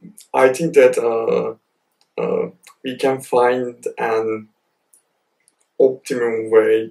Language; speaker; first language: English; non-native, fluent; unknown